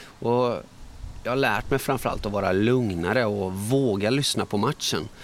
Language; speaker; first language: Swedish; early bilingual, other home language; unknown